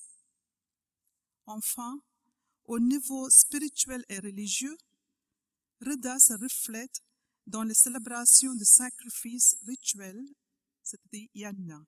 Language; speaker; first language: French; non-native, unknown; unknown